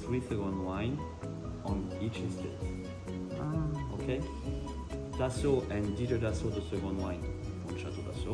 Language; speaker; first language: English; non-native, fluent; French